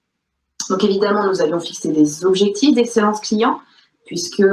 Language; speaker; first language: French; native; French